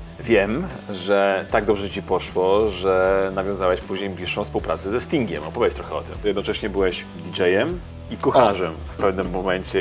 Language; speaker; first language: Polish; native; Polish